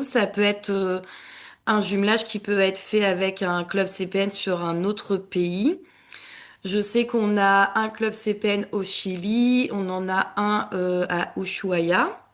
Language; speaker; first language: French; native; French